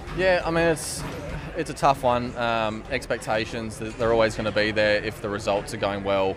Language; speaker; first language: English; native; English